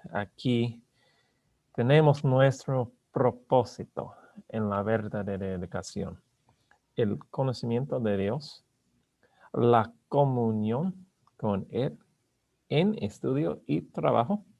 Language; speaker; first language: Spanish; non-native, learner; English